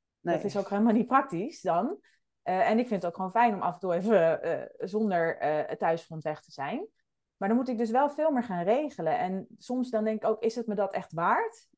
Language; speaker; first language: Dutch; native; Dutch